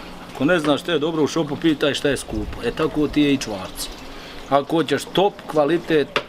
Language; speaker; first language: Bosnian; native; Bosnian